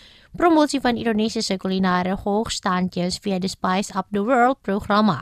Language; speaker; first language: Dutch; non-native, fluent; Indonesian